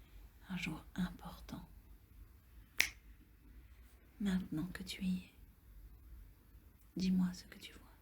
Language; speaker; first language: French; native; French